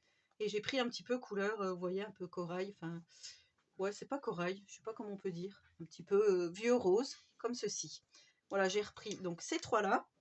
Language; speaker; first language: French; native; French